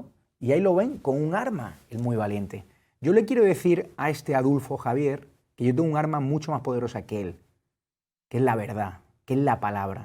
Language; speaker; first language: Spanish; native; Spanish